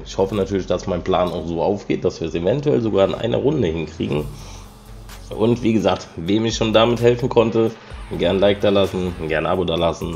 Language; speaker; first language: German; native; German